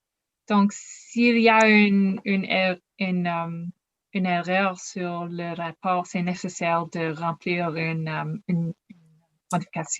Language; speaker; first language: French; non-native, learner; English